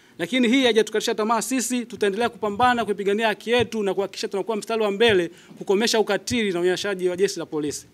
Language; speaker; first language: Swahili; native; Swahili